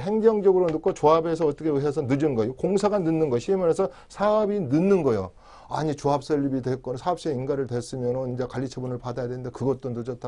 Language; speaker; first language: Korean; native; Korean